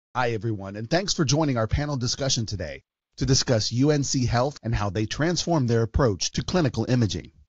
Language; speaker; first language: English; native; English